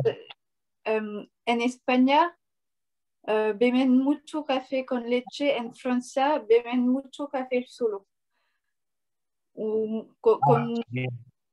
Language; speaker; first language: Spanish; non-native, learner; French